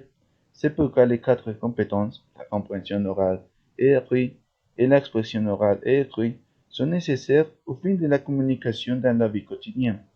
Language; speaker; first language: French; non-native, learner; Spanish